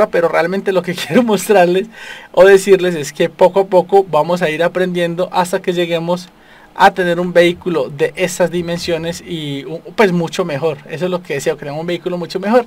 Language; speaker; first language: Spanish; native; Spanish